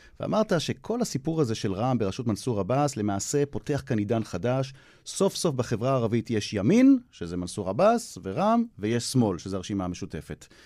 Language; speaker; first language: Hebrew; native; Hebrew